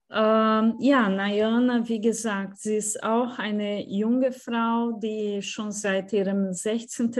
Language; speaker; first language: German; non-native, fluent; Portuguese